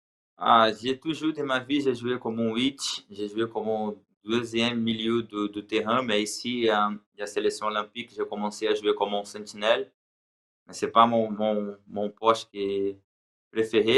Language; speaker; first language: French; non-native, learner; Portuguese